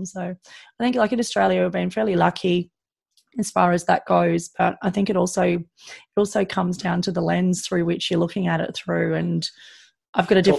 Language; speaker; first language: English; native; English